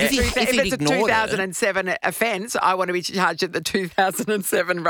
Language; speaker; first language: English; native; English